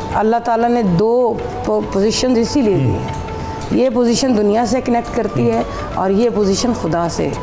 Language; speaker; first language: Urdu; non-native, local second language; Punjabi